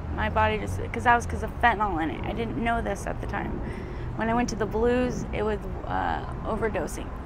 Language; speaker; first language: English; native; English